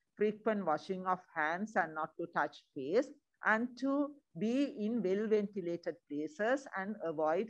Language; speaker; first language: English; non-native, local second language; Sinhala